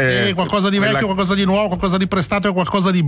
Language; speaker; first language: Italian; native; Italian